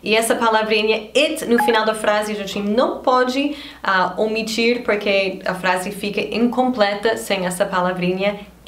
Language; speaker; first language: Portuguese; non-native, fluent; English